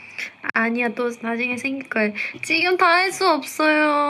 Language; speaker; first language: Korean; non-native, fluent; English